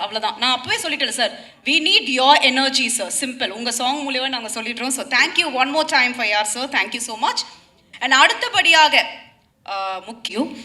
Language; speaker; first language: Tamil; native; Tamil